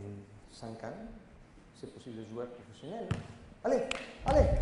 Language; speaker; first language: French; non-native, learner; Spanish